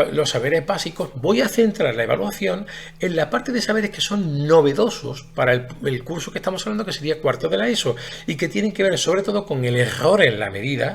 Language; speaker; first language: Spanish; native; Spanish